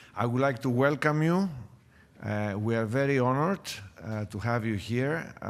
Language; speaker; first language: English; non-native, fluent; Greek